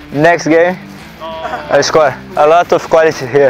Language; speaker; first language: English; non-native, learner; Portuguese